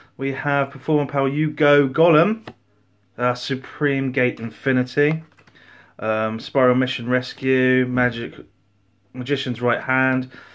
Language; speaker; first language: English; native; English